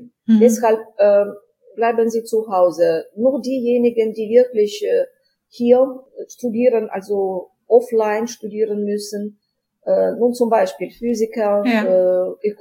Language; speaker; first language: German; non-native, fluent; Ukrainian